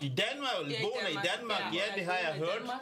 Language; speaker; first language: Danish; non-native, learner; French